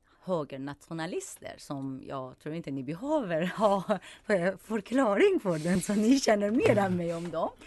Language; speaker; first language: Swedish; non-native, fluent; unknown